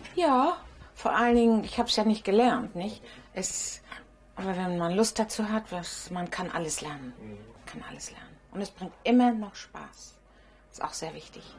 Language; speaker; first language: German; native; German